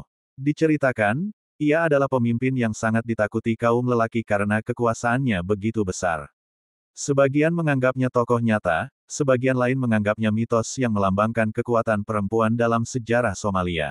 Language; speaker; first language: Indonesian; native; Indonesian